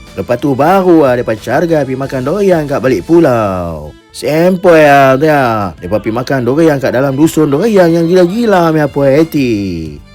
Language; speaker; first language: Malay; native; Malay